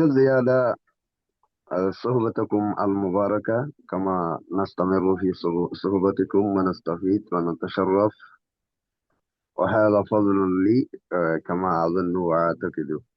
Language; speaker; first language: Arabic; non-native, fluent; Urdu